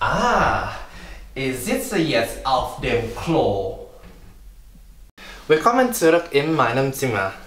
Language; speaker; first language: German; non-native, fluent; Indonesian